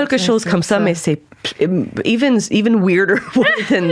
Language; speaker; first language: French; non-native, local second language; English